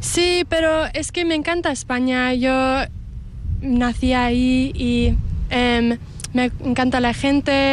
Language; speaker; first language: Spanish; early bilingual, heritage; Spanish